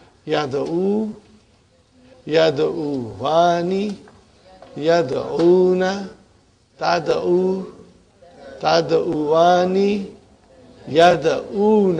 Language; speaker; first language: Arabic; non-native, fluent; English